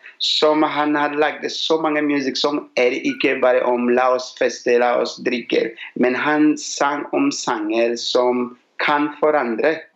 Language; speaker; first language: Norwegian; non-native, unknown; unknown